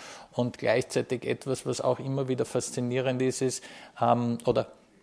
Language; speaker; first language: German; native; German